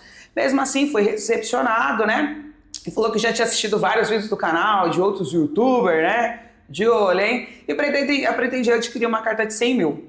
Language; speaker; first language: Portuguese; native; Portuguese